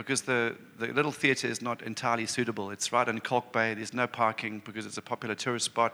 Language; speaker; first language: English; native; English